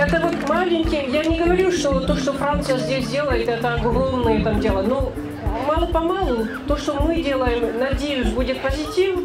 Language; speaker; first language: Russian; non-native, fluent; French